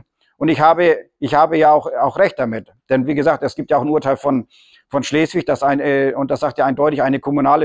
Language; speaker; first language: German; native; German